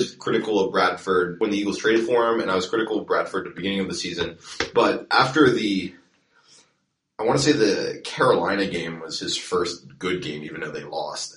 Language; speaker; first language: English; native; English